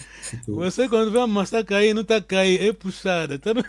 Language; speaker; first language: Portuguese; non-native, local second language; Kongo